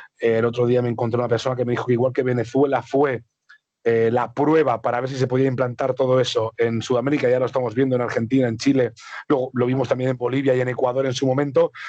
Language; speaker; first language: Spanish; native; Spanish